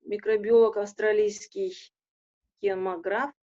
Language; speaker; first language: Russian; non-native, local second language; Kazakh